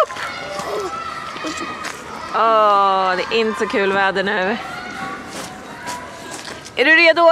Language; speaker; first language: Swedish; native; Swedish